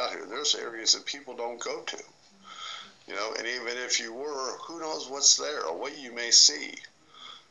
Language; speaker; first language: English; native; English